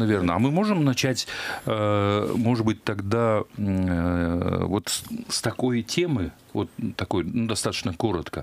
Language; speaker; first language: Russian; native; Russian